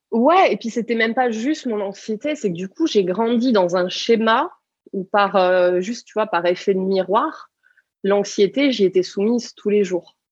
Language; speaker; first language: French; native; French